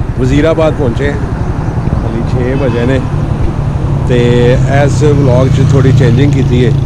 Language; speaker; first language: Punjabi; non-native, local second language; Urdu